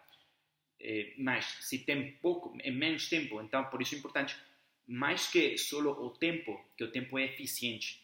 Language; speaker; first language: Portuguese; non-native, fluent; Spanish